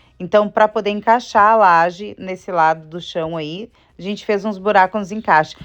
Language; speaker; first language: Portuguese; native; Portuguese